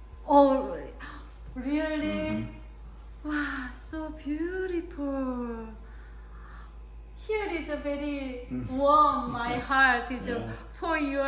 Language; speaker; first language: English; non-native, learner; Korean